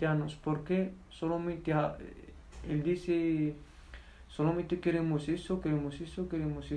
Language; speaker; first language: Spanish; non-native, learner; Berber languages